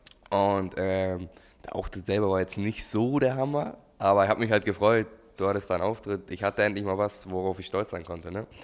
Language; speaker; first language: German; native; German